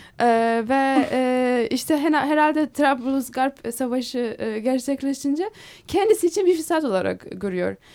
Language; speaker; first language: Turkish; non-native, fluent; Polish